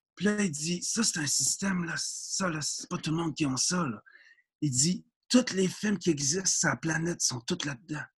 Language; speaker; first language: French; native; French